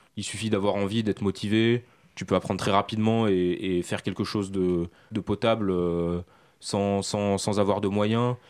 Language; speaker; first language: French; native; French